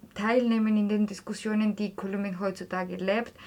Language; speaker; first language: German; non-native, fluent; Spanish